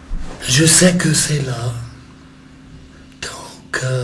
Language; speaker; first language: French; non-native, local second language; German